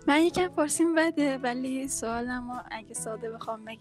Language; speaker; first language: Persian; early bilingual, heritage; Persian